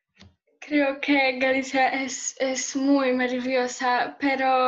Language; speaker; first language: Spanish; non-native, learner; Polish